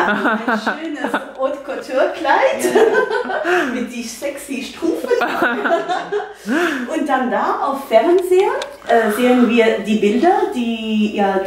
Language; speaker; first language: German; non-native, learner; Dutch